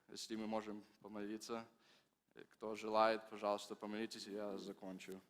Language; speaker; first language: Russian; early bilingual, heritage; Russian